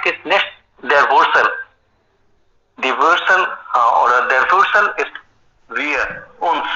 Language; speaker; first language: German; non-native, fluent; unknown